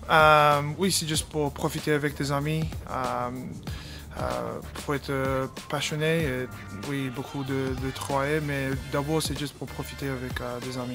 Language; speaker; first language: French; non-native, learner; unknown